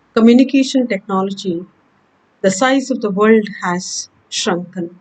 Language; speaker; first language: English; non-native, local second language; Kannada